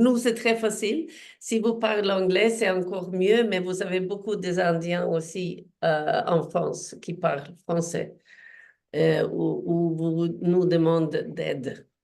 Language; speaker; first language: French; non-native, fluent; Swedish